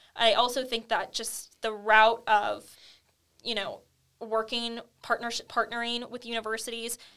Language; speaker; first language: English; native; English